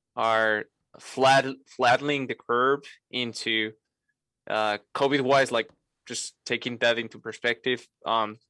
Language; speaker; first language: English; non-native, fluent; Spanish